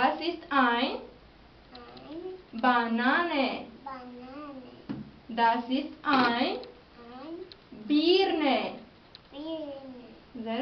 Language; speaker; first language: German; non-native, learner; Romanian